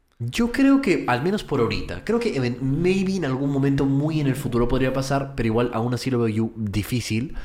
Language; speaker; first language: Spanish; early bilingual, heritage; Spanish